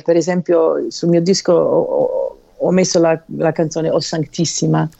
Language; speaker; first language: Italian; non-native, fluent; English